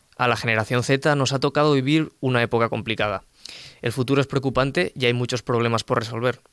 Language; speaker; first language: Spanish; native; Spanish